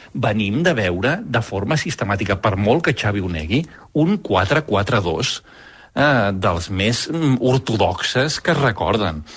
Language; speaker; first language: Catalan; native; Catalan